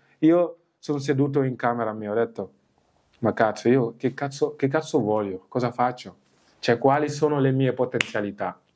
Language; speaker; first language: Italian; non-native, fluent; Wolof